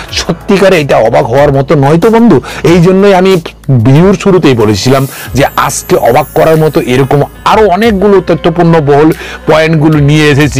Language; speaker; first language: Bangla; non-native, local second language; Kok Borok